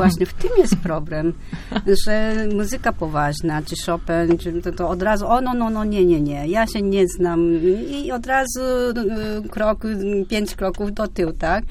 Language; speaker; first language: Polish; non-native, fluent; Japanese